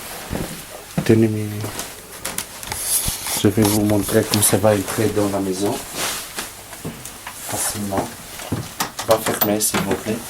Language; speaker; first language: French; non-native, learner; Italian